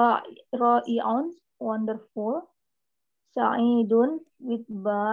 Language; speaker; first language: English; non-native, learner; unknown